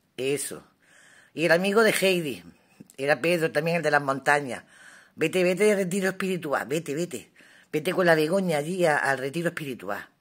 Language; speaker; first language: Spanish; native; Spanish